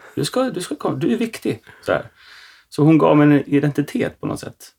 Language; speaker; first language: Swedish; native; Swedish